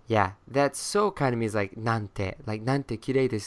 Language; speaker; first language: English; native; English